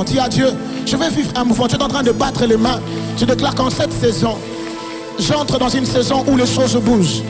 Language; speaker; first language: French; non-native, local second language; Lingala